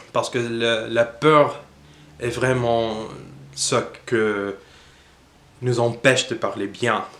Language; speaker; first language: French; non-native, fluent; English